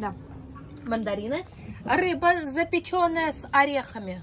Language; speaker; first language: Russian; native; Russian